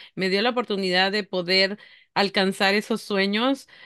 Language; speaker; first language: Spanish; native; Spanish